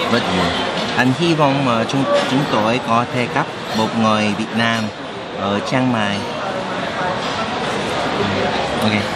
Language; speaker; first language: Vietnamese; non-native, learner; Korean